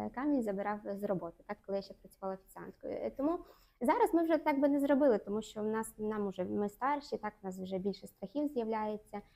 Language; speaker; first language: Ukrainian; non-native, local second language; Russian